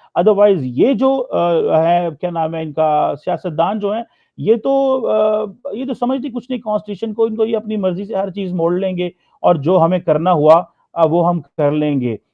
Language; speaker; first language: Urdu; non-native, local second language; Punjabi